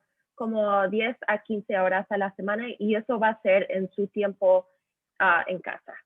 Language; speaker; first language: Spanish; early bilingual, heritage; Spanish